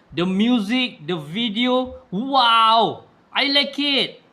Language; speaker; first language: English; non-native, local second language; Malay